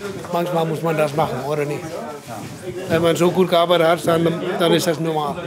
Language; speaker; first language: German; non-native, learner; Dutch